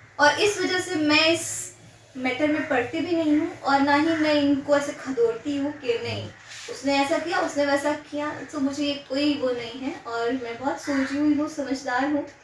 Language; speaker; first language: Hindi; non-native, local second language; Gujarati